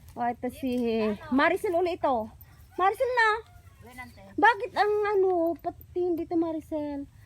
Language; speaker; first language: Filipino; native; Filipino